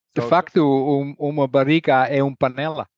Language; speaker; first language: Portuguese; non-native, learner; Dutch